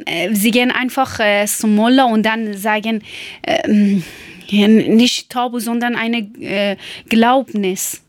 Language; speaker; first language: German; non-native, learner; Persian